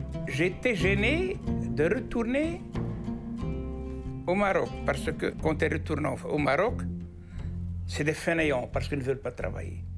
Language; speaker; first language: French; non-native, local second language; Arabic